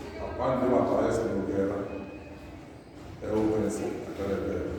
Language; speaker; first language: Portuguese; non-native, learner; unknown